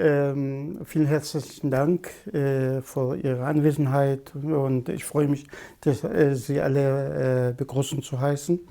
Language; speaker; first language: German; non-native, fluent; Kurdish